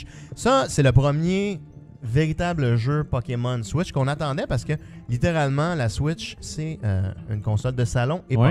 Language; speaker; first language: French; native; French